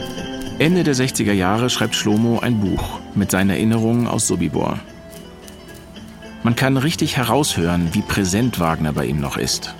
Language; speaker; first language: German; native; German